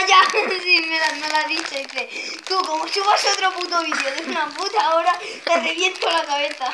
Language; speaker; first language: Spanish; native; Spanish